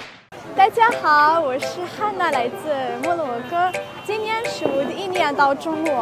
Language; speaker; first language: Chinese; non-native, learner; Arabic